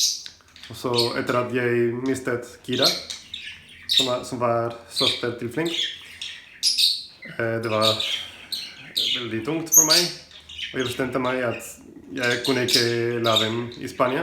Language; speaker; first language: Norwegian; non-native, learner; Spanish